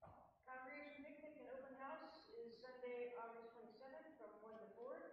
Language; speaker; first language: English; native; English